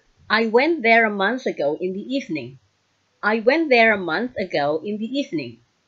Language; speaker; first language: English; non-native, fluent; Indonesian